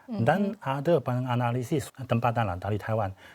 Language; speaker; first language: Malay; non-native, fluent; Chinese